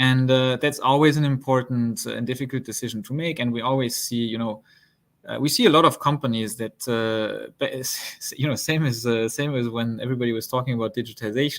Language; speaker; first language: English; non-native, fluent; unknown